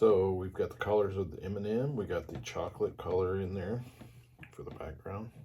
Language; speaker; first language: English; native; English